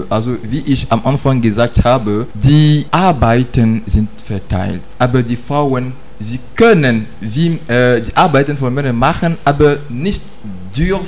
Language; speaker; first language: German; non-native, learner; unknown